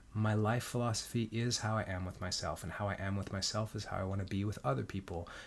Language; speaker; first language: English; early bilingual, heritage; Spanish